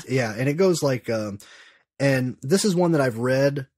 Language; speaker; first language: English; native; English